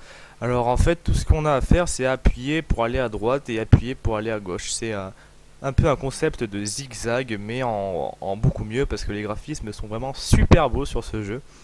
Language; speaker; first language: French; native; French